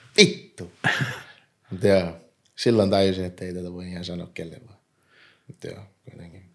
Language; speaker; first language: Finnish; early bilingual, other home language; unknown